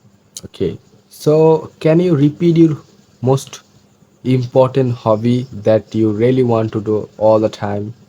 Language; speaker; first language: English; non-native, fluent; Bangla